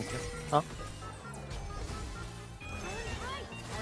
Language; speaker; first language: English; non-native, learner; Vietnamese